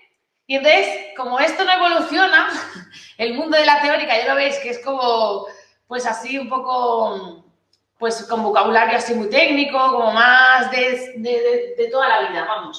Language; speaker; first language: Spanish; native; Spanish